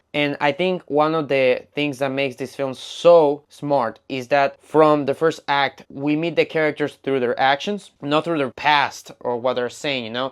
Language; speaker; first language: English; non-native, fluent; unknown